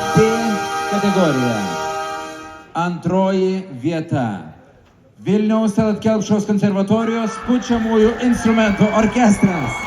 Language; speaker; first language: Lithuanian; native; Lithuanian